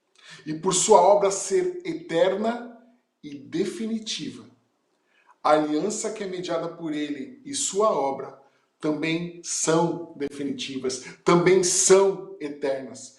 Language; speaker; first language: Portuguese; native; Portuguese